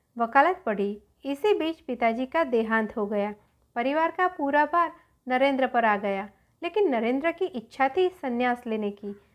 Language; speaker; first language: Hindi; non-native, local second language; Gujarati